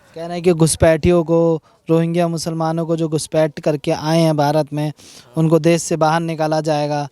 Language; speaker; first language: Hindi; native; Hindi